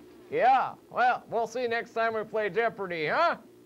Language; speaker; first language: English; native; English